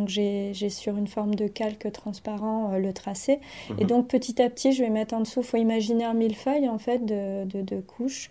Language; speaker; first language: French; native; French